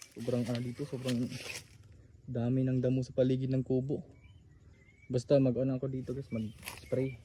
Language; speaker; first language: Filipino; native; Filipino